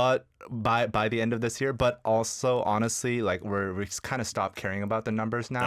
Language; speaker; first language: English; early bilingual, other home language; Korean